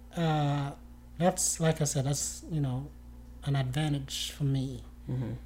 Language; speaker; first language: English; non-native, fluent; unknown